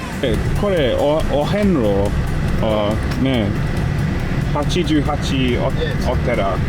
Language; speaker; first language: Japanese; non-native, learner; English